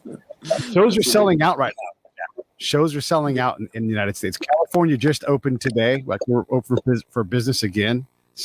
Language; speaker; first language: English; native; English